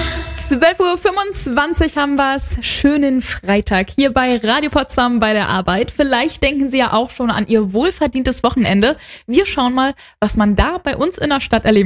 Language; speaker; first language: German; native; German